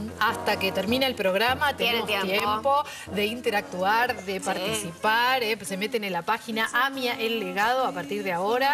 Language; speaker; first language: Spanish; native; Spanish